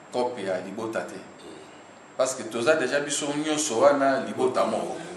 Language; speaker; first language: Lingala; native; Lingala